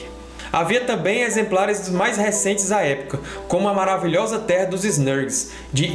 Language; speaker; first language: Portuguese; native; Portuguese